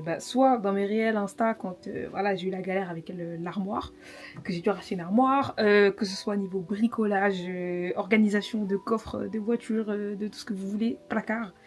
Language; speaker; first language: French; native; French